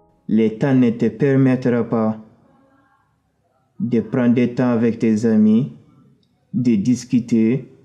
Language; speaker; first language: French; non-native, fluent; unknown